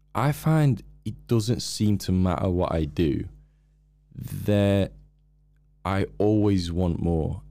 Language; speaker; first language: English; native; English